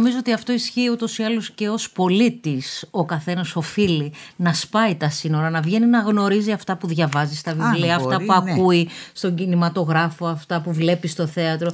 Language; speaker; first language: Greek; native; Greek